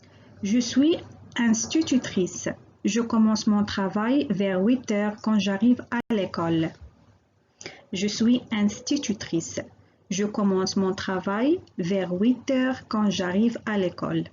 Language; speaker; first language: French; non-native, local second language; Arabic